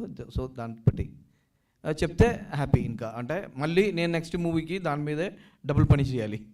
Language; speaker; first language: Telugu; non-native, learner; Malayalam